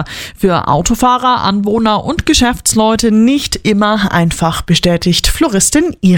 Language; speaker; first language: German; native; German